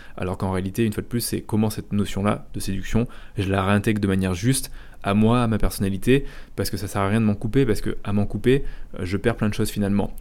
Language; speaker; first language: French; native; French